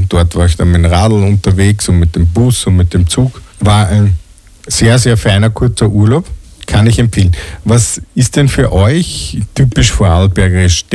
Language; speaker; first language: German; native; German